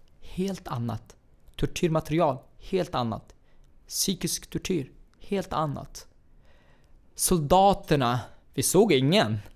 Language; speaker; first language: Swedish; non-native, fluent; Arabic